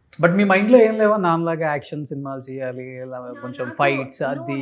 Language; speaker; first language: Telugu; native; Telugu